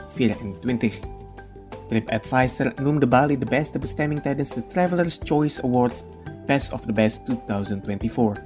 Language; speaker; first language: Dutch; non-native, fluent; Indonesian